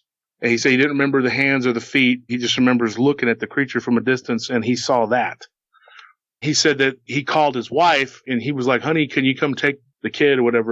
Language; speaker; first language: English; native; English